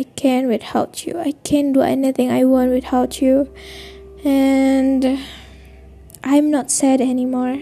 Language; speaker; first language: English; non-native, learner; Indonesian